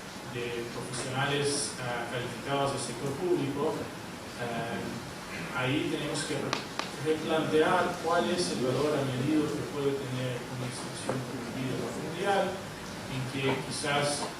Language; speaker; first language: Spanish; non-native, fluent; Portuguese